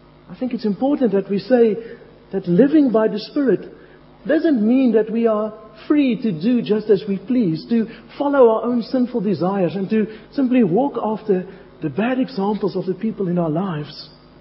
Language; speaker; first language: English; non-native, local second language; Afrikaans